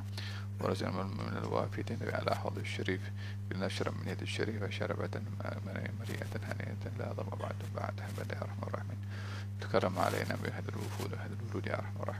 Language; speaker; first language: Arabic; non-native, fluent; Malay